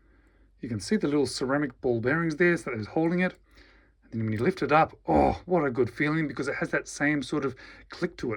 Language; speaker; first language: English; native; English